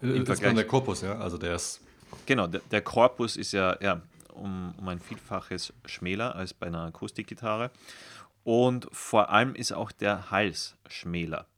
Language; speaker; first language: German; native; German